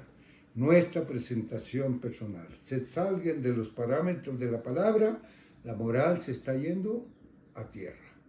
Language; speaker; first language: Spanish; native; Spanish